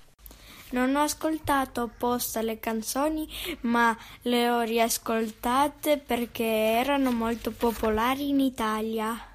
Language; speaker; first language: Italian; early bilingual, other home language; Russian